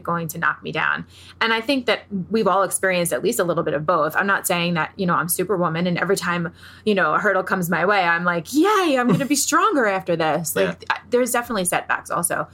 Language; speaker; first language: English; native; English